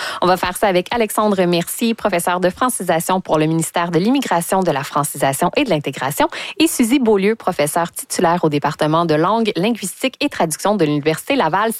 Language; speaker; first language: French; native; French